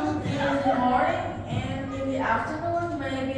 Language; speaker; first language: English; non-native, learner; Vietnamese